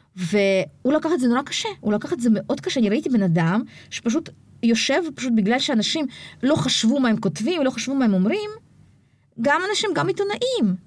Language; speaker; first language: Hebrew; early bilingual, other home language; Russian